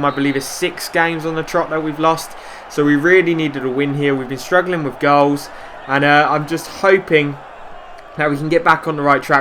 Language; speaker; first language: English; native; English